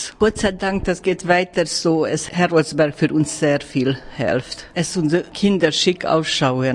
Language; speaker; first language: German; non-native, learner; Hungarian